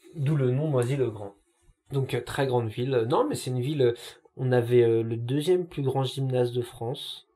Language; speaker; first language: French; native; French